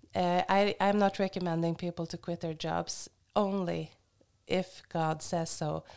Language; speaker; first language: English; non-native, fluent; Norwegian